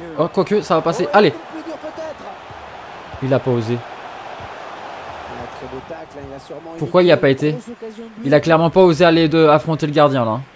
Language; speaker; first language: French; native; French